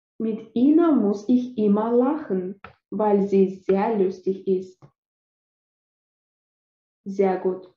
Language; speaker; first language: German; non-native, fluent; Russian